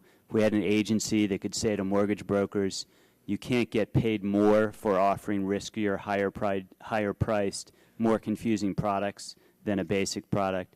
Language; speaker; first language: English; native; English